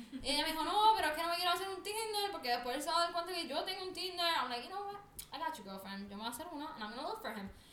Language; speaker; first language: Spanish; native; Spanish